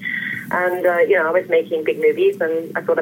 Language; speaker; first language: English; native; English